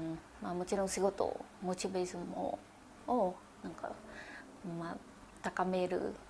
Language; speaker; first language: Japanese; non-native, fluent; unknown